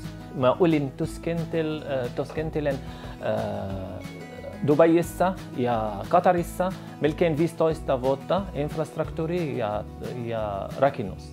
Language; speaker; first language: Finnish; non-native, learner; Arabic